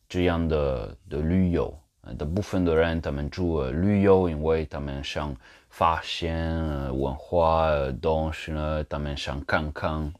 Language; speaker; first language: Chinese; non-native, learner; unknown